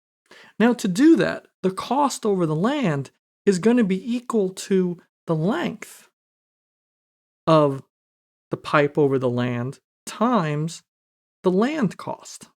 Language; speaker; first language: English; native; English